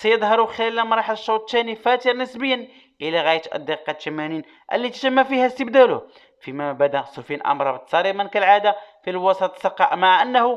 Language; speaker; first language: Arabic; native; Arabic